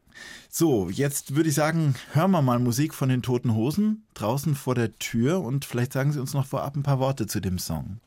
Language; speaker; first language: German; native; German